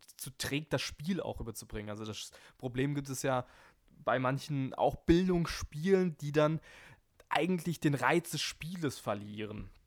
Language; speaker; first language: German; native; German